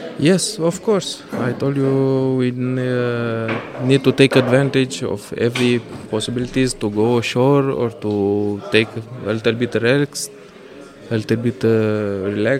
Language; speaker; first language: English; non-native, fluent; Romanian